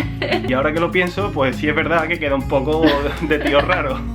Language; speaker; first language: Spanish; native; Spanish